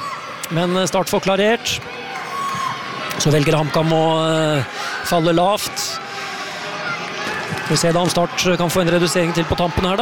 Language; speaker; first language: Norwegian; native; Norwegian